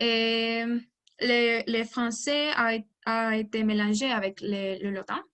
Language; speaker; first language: French; non-native, learner; Spanish